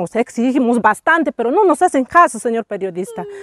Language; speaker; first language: Spanish; native; Spanish